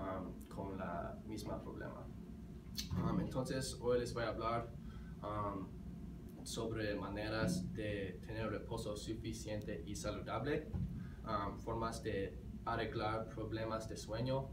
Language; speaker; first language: Spanish; non-native, learner; English